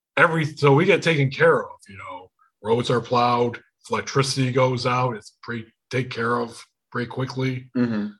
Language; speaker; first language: English; native; English